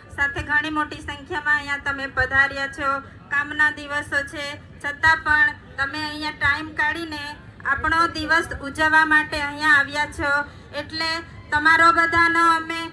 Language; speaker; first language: Gujarati; non-native, local second language; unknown